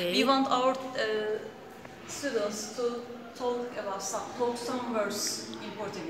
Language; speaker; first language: English; non-native, fluent; Turkish